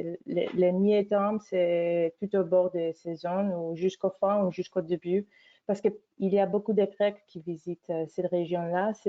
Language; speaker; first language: French; non-native, fluent; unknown